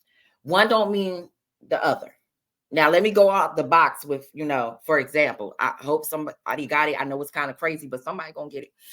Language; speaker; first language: English; native; English